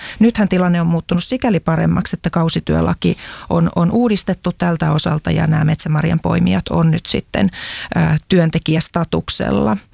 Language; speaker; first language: Finnish; native; Finnish